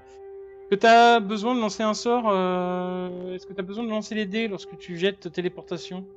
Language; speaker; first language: French; native; French